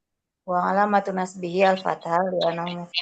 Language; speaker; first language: Arabic; non-native, learner; Indonesian